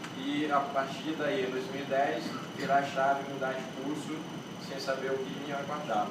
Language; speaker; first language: Portuguese; non-native, local second language; Kabuverdianu